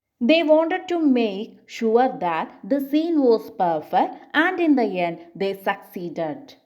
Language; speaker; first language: English; non-native, local second language; Malayalam